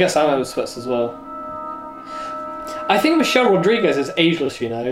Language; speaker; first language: English; native; English